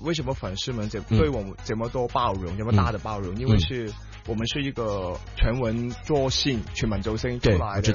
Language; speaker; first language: Chinese; non-native, fluent; Cantonese